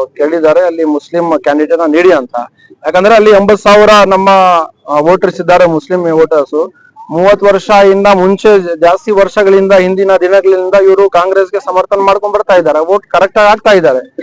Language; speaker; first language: Kannada; non-native, local second language; Urdu